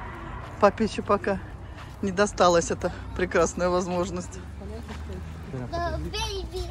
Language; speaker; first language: Russian; native; Russian